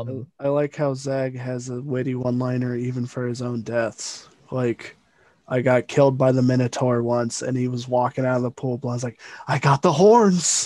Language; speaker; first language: English; native; English